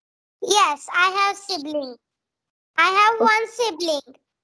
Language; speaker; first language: English; non-native, learner; Marathi